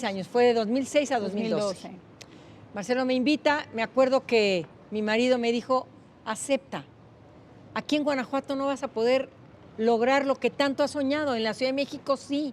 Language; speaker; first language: Spanish; native; Spanish